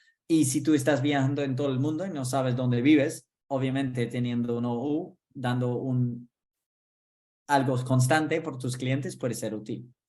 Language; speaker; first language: Spanish; non-native, fluent; English